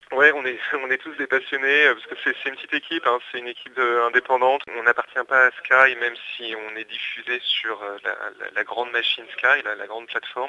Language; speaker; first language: French; native; French